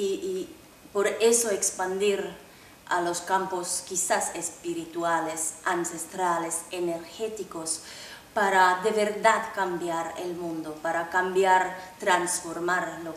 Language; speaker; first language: Spanish; non-native, fluent; Finnish